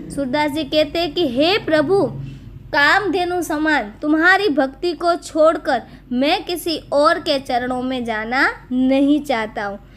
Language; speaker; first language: Hindi; non-native, local second language; Gujarati